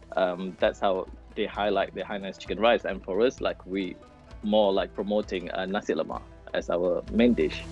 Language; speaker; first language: English; non-native, local second language; Malay